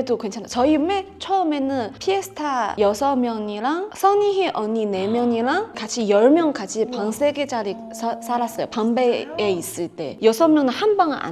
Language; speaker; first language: Korean; non-native, fluent; Chinese